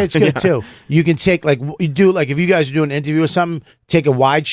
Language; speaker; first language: English; native; English